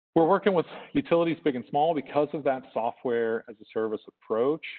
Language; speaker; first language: English; native; English